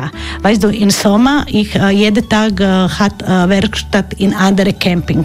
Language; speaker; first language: German; non-native, learner; Croatian